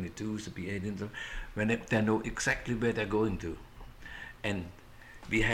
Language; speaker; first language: English; non-native, fluent; German